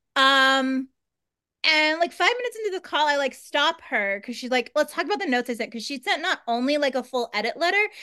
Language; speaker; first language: English; native; English